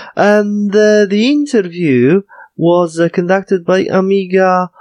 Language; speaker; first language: English; non-native, fluent; Polish